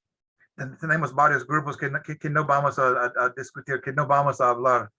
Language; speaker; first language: Spanish; non-native, fluent; English